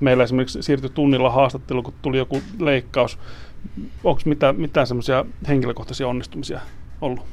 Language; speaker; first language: Finnish; native; Finnish